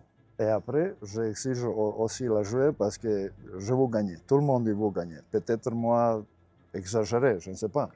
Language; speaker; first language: French; non-native, learner; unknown